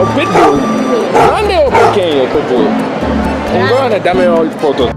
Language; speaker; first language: Spanish; non-native, learner; English